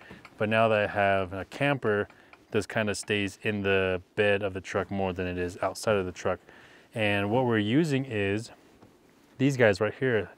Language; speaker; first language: English; native; English